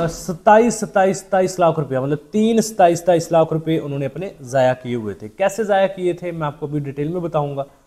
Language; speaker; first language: Urdu; native; Urdu